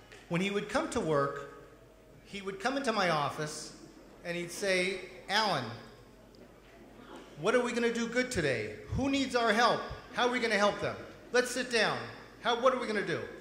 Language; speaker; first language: English; native; English